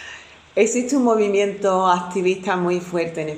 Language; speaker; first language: Spanish; native; Spanish